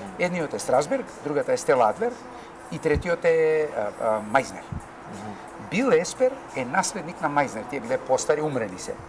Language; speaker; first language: Macedonian; native; Macedonian